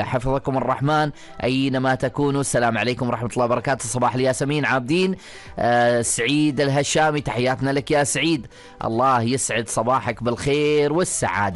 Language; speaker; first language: Arabic; native; Arabic